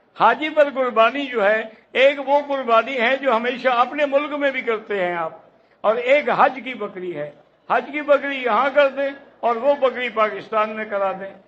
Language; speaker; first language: Urdu; native; Urdu